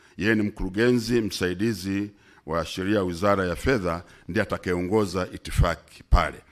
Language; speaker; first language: Swahili; native; Swahili